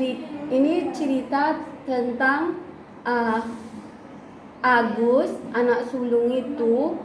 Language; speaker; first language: Indonesian; non-native, learner; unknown